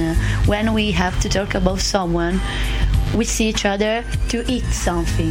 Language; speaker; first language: English; non-native, learner; Italian